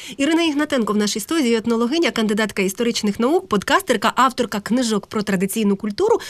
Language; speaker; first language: Ukrainian; native; Ukrainian